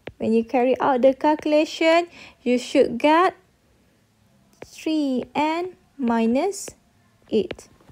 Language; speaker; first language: English; non-native, local second language; Malay